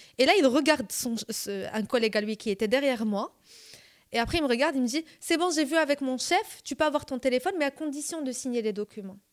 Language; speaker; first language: French; non-native, local second language; Arabic